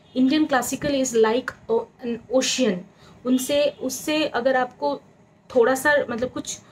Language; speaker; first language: Hindi; non-native, local second language; Bangla